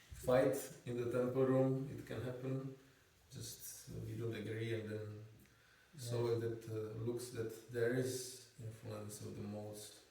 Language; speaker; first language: English; non-native, fluent; Czech